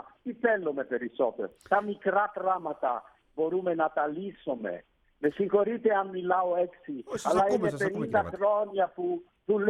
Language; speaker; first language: Greek; non-native, fluent; Italian